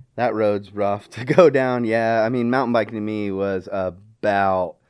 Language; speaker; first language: English; native; English